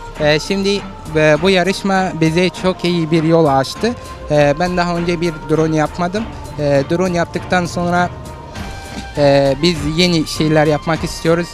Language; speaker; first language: Turkish; non-native, fluent; Arabic